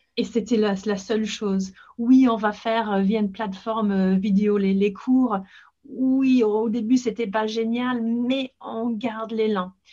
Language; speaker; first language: French; non-native, fluent; English